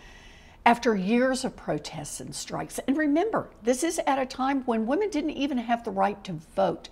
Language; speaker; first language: English; native; English